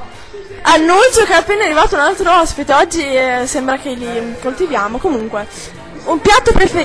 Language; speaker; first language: Italian; native; Italian